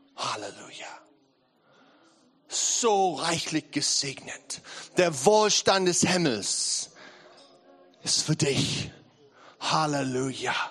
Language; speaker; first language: German; non-native, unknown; English